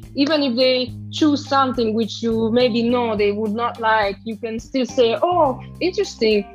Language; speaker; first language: English; non-native, fluent; Romanian